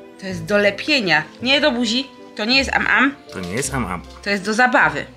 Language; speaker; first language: Polish; native; Polish